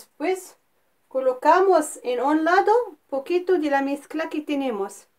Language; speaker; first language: Spanish; non-native, fluent; Arabic